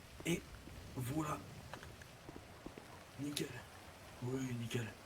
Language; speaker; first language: French; native; French